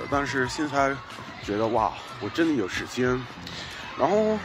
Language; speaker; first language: Chinese; non-native, fluent; English